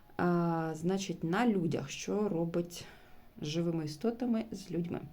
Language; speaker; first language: Ukrainian; non-native, local second language; Russian